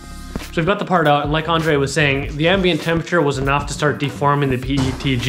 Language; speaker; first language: English; native; English